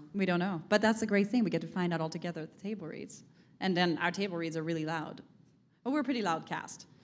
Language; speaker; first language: English; non-native, fluent; Hebrew